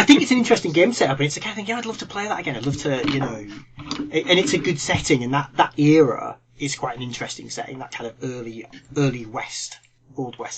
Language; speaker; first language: English; native; English